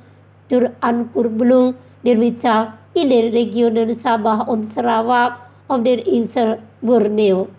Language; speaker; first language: German; non-native, fluent; Indonesian